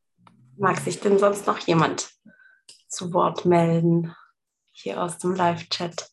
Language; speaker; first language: German; native; German